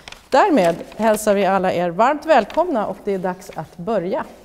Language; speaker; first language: Swedish; native; Swedish